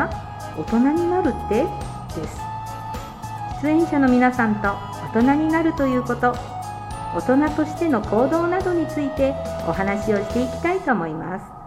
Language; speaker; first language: Japanese; native; Japanese